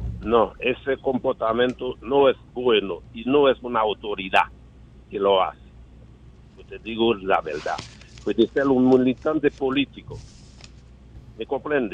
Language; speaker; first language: Spanish; non-native, learner; Haitian Creole